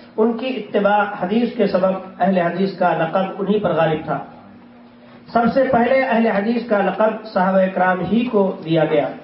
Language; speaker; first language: Urdu; native; Urdu